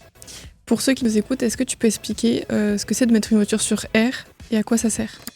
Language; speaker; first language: French; native; French